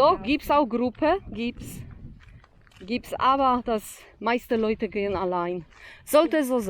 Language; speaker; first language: German; non-native, learner; Polish